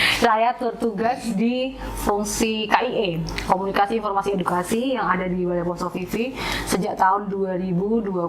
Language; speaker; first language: Indonesian; native; Indonesian